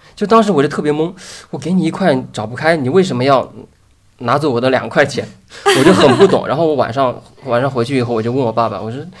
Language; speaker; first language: Chinese; native; Chinese